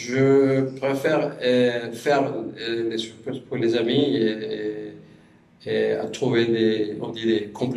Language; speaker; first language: French; non-native, fluent; Spanish